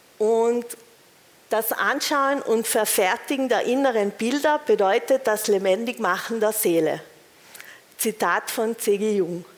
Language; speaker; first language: German; native; German